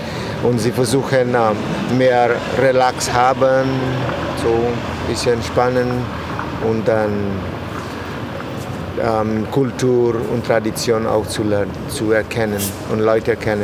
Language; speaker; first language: German; non-native, learner; Spanish